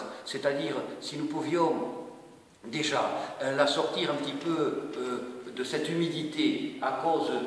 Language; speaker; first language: French; native; French